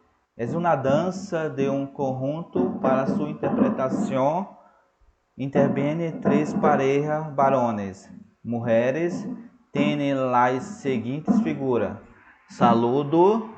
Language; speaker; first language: Spanish; non-native, fluent; Portuguese